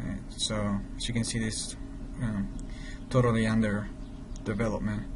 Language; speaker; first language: English; non-native, fluent; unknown